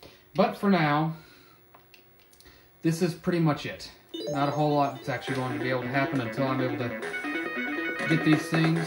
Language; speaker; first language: English; native; English